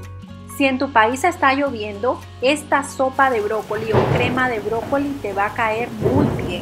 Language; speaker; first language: Spanish; native; Spanish